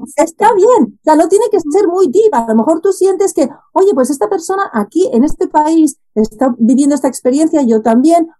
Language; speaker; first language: Spanish; native; Spanish